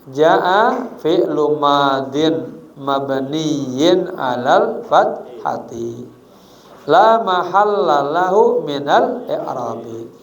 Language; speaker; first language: Arabic; non-native, fluent; Indonesian